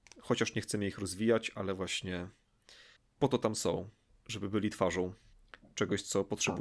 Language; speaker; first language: Polish; native; Polish